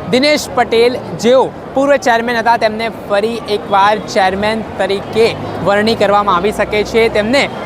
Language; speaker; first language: Gujarati; native; Gujarati